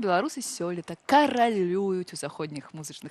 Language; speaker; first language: Belarusian; native; Belarusian